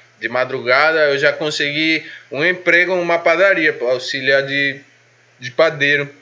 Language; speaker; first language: Portuguese; non-native, fluent; Spanish